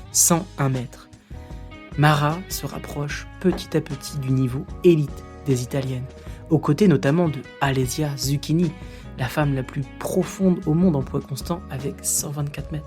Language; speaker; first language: French; native; French